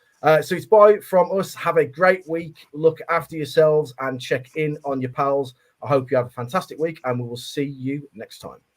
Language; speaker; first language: English; native; English